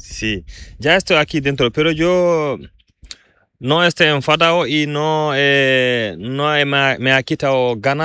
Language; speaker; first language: Spanish; non-native, learner; Fula